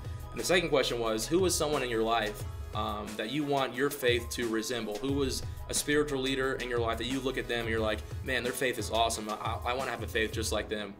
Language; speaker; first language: English; native; English